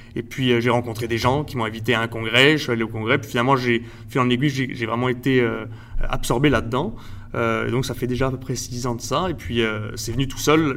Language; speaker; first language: French; early bilingual, other home language; Spanish